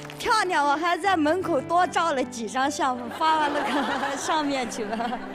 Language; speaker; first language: Chinese; non-native, local second language; Tibetan